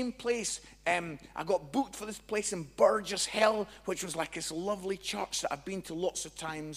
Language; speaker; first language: English; native; English